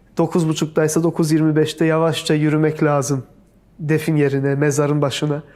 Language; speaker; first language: Turkish; early bilingual, heritage; Turkish